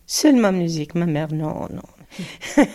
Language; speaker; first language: French; non-native, learner; Spanish